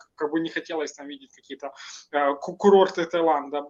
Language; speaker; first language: Russian; non-native, local second language; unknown